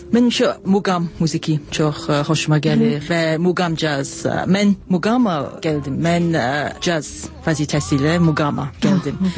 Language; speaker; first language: Azerbaijani; non-native, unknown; English